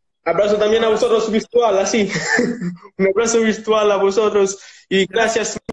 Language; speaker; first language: Spanish; non-native, learner; Italian